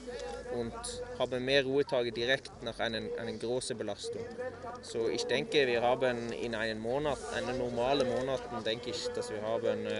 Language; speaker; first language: German; non-native, learner; Norwegian